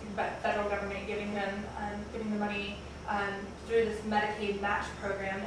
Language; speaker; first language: English; native; English